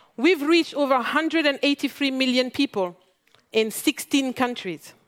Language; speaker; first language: English; non-native, fluent; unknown